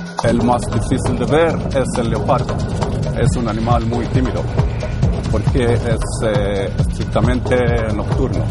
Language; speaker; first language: Spanish; non-native, fluent; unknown